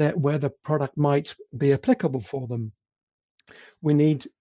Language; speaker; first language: English; native; English